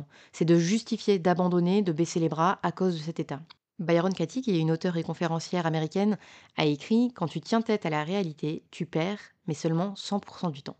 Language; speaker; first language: French; native; French